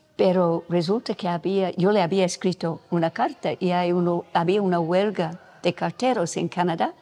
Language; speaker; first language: Spanish; non-native, fluent; English